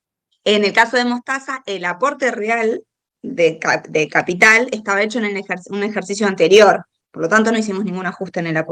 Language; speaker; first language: Spanish; native; Spanish